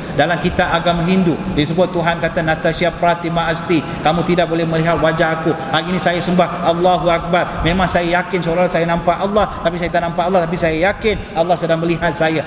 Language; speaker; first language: Malay; non-native, local second language; Tamil